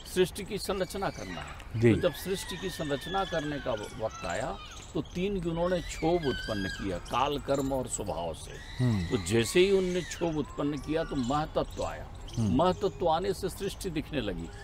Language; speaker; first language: Hindi; native; Hindi